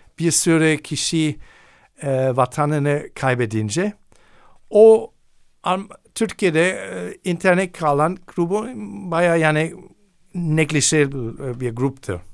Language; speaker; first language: Turkish; non-native, fluent; German